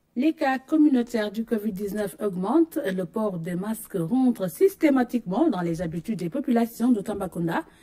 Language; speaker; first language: French; non-native, local second language; Wolof